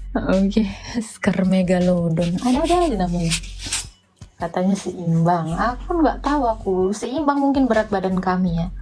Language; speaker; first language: Indonesian; native; Indonesian